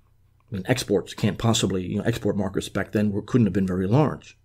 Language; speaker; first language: English; native; English